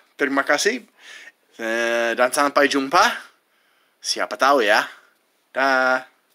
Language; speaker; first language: Indonesian; non-native, fluent; English